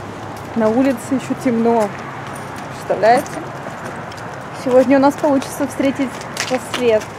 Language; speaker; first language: Russian; native; Russian